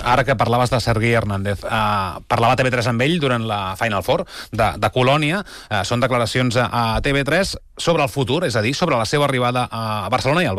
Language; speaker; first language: Catalan; native; Catalan